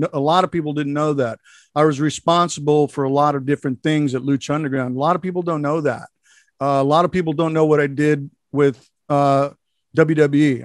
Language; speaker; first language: English; native; English